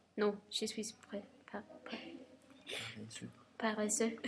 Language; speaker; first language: French; non-native, learner; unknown